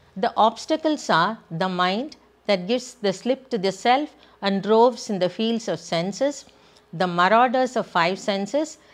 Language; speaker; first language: English; non-native, local second language; Tamil